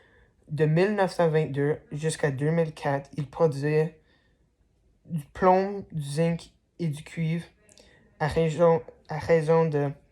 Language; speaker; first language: French; non-native, learner; English